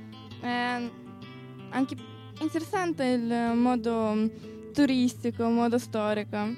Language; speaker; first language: Italian; non-native, learner; Russian